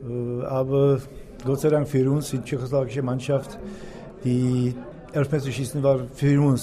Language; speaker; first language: German; non-native, learner; Czech